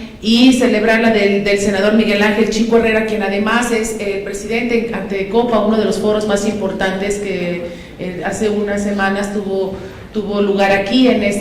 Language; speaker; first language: Spanish; native; Spanish